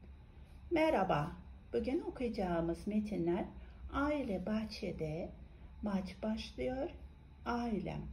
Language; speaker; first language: Turkish; non-native, fluent; Kazakh